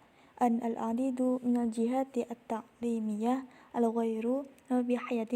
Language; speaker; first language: Arabic; non-native, learner; Indonesian